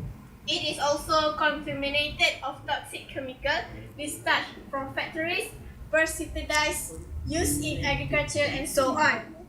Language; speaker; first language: English; non-native, learner; Malay